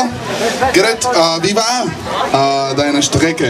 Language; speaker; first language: German; non-native, learner; Slovak